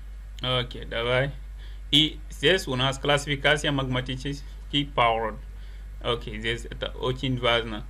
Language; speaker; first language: Russian; non-native, learner; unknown